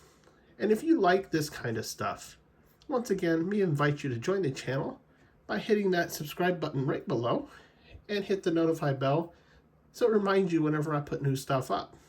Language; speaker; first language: English; native; English